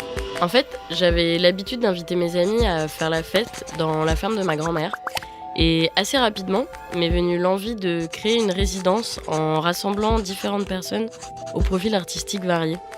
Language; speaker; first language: French; native; French